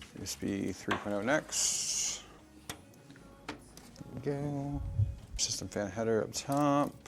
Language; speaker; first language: English; native; English